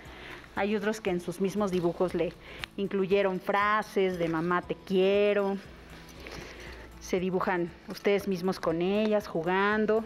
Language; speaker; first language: Spanish; native; Spanish